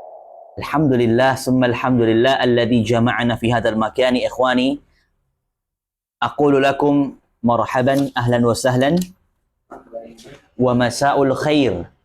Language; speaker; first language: Arabic; non-native, fluent; Indonesian